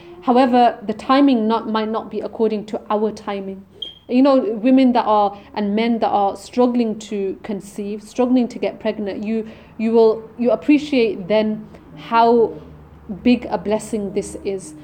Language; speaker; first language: English; native; English